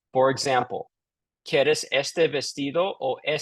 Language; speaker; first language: Spanish; non-native, fluent; English